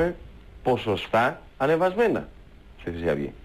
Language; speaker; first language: Greek; native; Greek